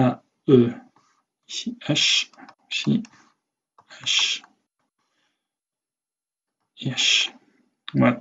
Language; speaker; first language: French; native; French